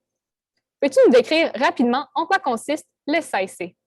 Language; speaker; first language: French; native; French